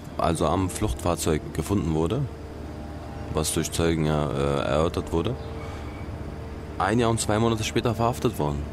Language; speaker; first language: German; early bilingual, other home language; Albanian